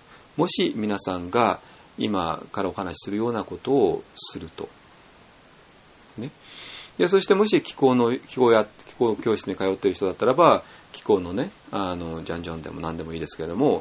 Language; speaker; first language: Japanese; native; Japanese